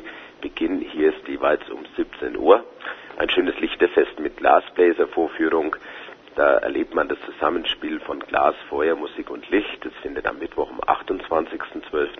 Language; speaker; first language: German; native; German